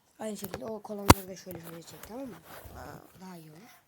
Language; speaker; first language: Turkish; native; Turkish